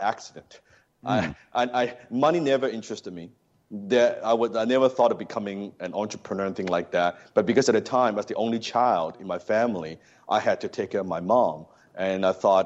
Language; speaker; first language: English; non-native, local second language; Cantonese